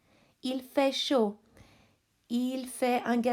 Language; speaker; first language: French; non-native, fluent; English